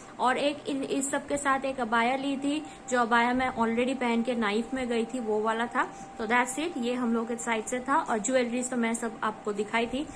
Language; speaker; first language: Hindi; non-native, local second language; Bangla